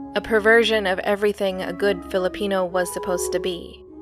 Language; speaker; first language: English; early bilingual, other home language; Filipino